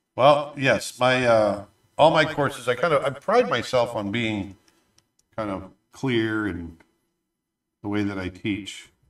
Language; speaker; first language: English; native; English